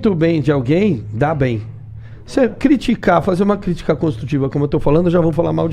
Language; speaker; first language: Portuguese; native; Portuguese